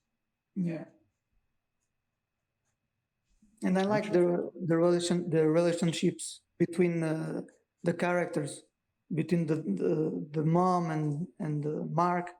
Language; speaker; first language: English; non-native, learner; Portuguese